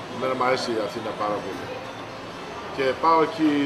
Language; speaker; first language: Greek; early bilingual, heritage; Greek